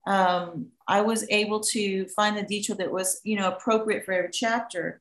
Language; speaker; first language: English; native; English